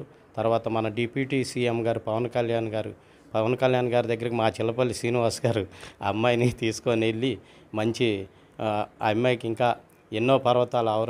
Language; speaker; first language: Telugu; native; Telugu